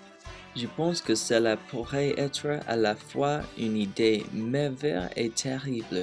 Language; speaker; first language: French; non-native, learner; English